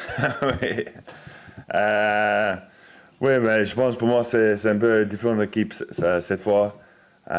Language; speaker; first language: French; non-native, fluent; English